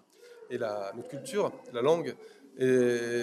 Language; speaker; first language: French; native; French